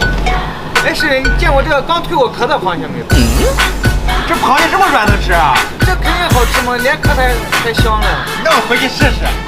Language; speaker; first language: Chinese; native; Chinese